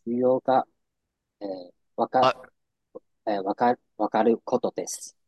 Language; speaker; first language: Japanese; non-native, learner; Chinese